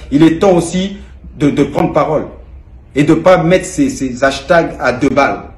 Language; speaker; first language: French; native; French